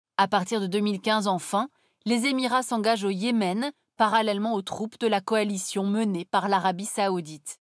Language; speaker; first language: French; native; French